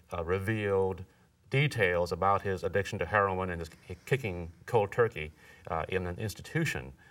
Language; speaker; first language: English; native; English